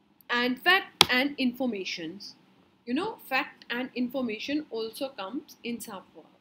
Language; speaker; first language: English; non-native, local second language; Hindi